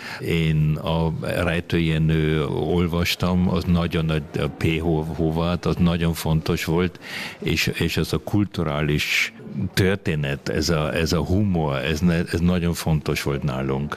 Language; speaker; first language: Hungarian; early bilingual, heritage; Hungarian